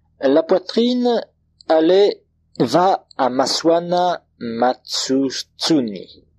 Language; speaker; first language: French; non-native, local second language; Comorian